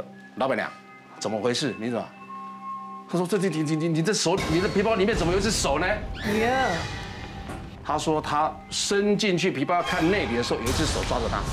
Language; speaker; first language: Chinese; native; Chinese